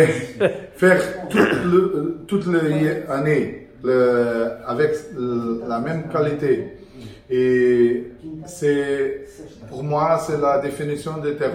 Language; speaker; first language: French; non-native, learner; Portuguese